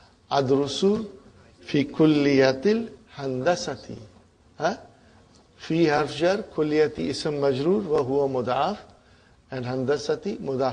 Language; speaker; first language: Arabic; non-native, fluent; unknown